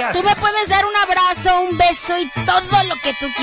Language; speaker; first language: Spanish; native; Spanish